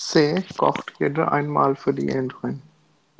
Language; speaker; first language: German; non-native, learner; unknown